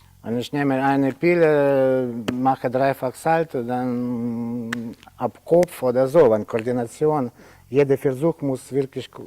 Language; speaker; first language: German; non-native, learner; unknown